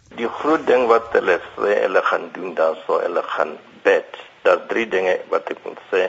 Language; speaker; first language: Afrikaans; non-native, local second language; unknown